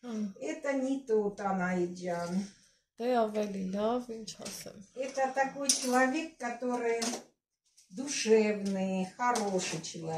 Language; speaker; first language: Russian; non-native, local second language; Armenian